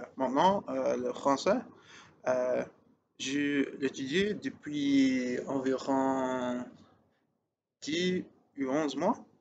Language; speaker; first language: French; non-native, learner; English